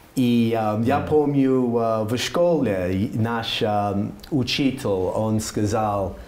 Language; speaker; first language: Russian; non-native, learner; English